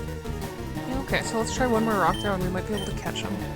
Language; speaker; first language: English; native; English